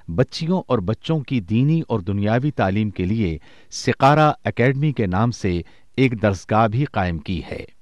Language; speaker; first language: Urdu; native; Urdu